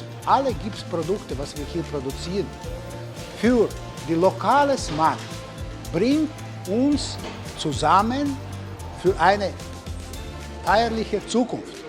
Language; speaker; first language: German; non-native, fluent; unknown